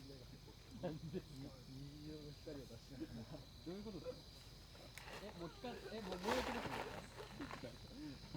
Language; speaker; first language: Japanese; native; Japanese